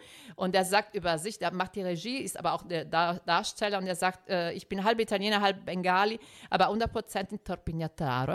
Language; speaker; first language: German; non-native, fluent; Italian